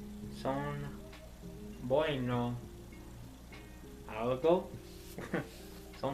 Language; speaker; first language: Spanish; non-native, learner; English